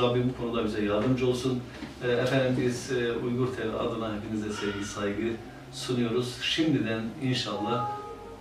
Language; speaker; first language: Turkish; native; Turkish